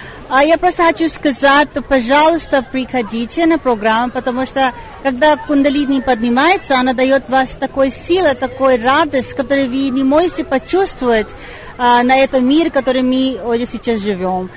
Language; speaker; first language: Russian; non-native, fluent; Hindi